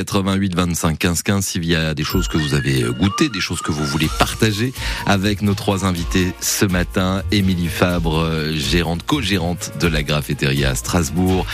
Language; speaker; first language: French; native; French